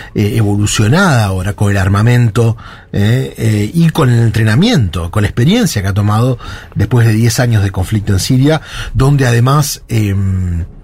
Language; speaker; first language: Spanish; native; Spanish